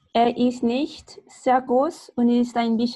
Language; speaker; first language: German; non-native, learner; Spanish